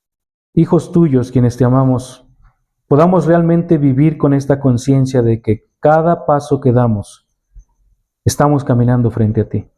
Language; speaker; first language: Spanish; native; Spanish